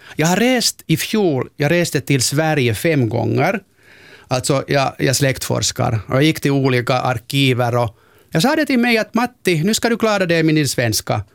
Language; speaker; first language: Swedish; non-native, local second language; Finnish